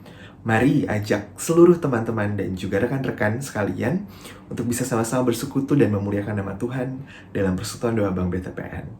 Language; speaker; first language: Indonesian; native; Indonesian